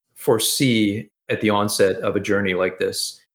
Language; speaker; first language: English; native; English